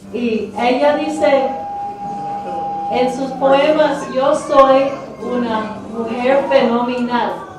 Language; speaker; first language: Spanish; early bilingual, heritage; Spanish